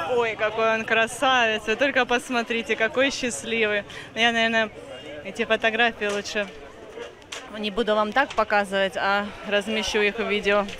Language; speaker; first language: Russian; native; Russian